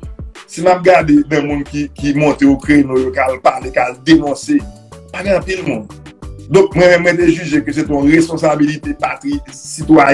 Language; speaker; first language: French; non-native, local second language; Haitian Creole